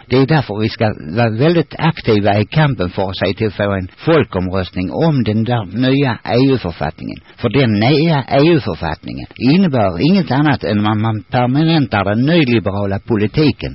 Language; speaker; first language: Swedish; native; Swedish